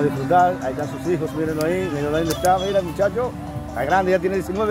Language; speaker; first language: Spanish; native; Spanish